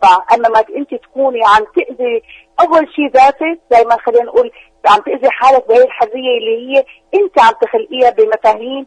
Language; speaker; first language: Arabic; native; Arabic